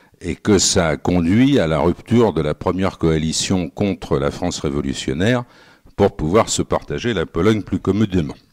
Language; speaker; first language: French; native; French